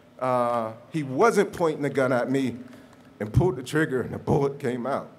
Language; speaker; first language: English; native; English